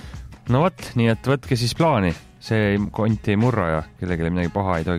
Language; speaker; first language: Estonian; native; Estonian